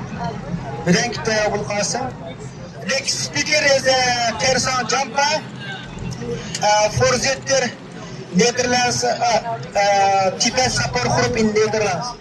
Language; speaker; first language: Dutch; non-native, fluent; Uyghur